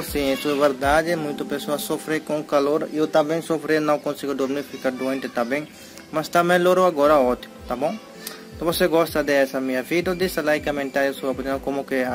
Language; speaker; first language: Portuguese; non-native, learner; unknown